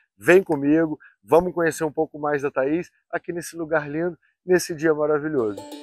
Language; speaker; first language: Portuguese; native; Portuguese